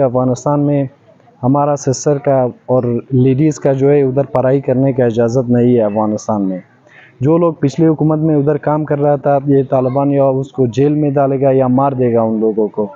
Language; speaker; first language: Hindi; non-native, learner; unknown